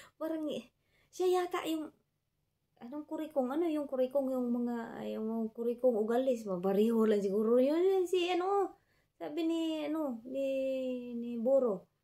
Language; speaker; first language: Filipino; non-native, local second language; Cebuano